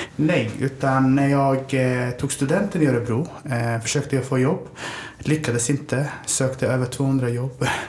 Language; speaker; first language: Swedish; early bilingual, other home language; Somali